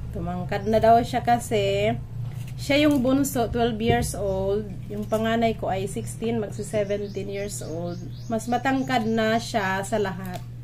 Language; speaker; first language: Filipino; non-native, local second language; Bikol